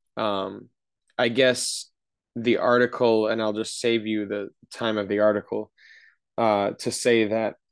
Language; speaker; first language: English; native; English